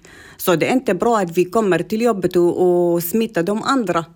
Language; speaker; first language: Swedish; non-native, learner; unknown